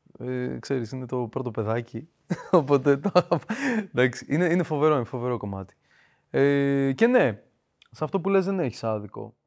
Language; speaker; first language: Greek; early bilingual, other home language; Russian